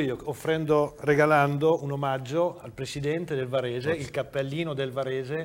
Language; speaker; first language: Italian; native; Italian